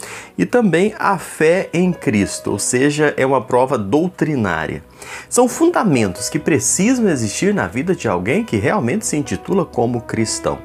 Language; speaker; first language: Portuguese; native; Portuguese